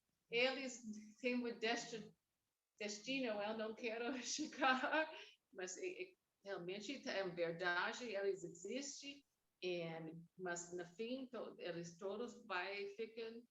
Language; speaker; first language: Portuguese; non-native, learner; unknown